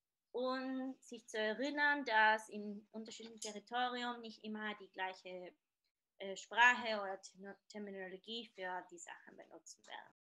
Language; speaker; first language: German; non-native, fluent; Spanish